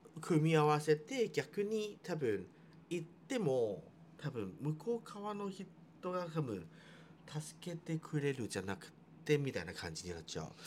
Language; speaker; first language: Japanese; non-native, fluent; Chinese